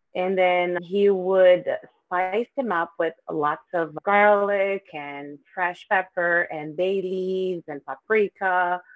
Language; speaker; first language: English; non-native, fluent; Portuguese